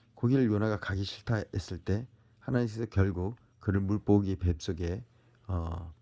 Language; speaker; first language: Korean; native; Korean